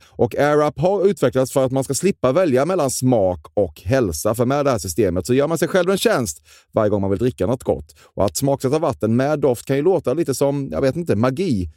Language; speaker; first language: Swedish; native; Swedish